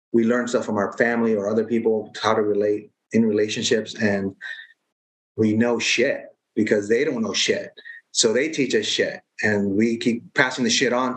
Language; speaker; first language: English; native; English